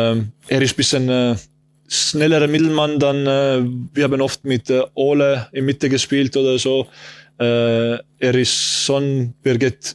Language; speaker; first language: German; non-native, learner; Estonian